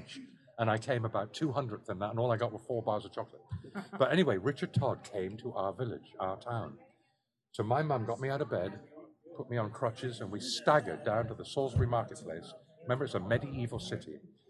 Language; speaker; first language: English; native; English